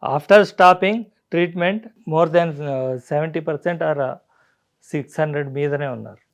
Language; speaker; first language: Telugu; native; Telugu